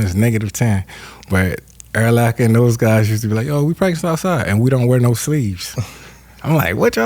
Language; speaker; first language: English; native; English